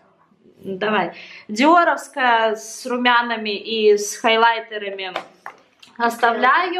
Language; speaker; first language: Russian; native; Russian